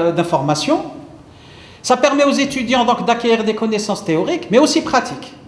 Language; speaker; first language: French; non-native, local second language; Arabic